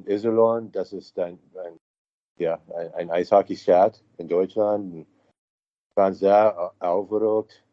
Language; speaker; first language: German; non-native, learner; English